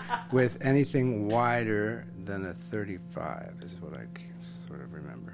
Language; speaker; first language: English; native; English